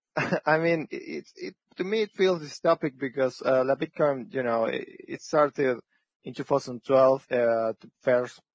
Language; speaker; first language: English; non-native, fluent; French